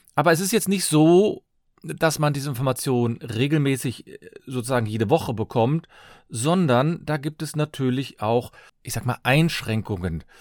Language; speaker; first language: German; native; German